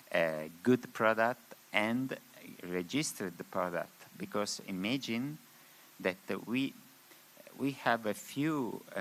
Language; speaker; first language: English; non-native, learner; Spanish